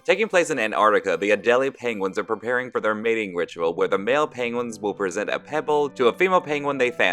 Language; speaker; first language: English; native; English